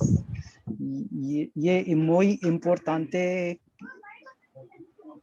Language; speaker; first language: Spanish; non-native, learner; Hindi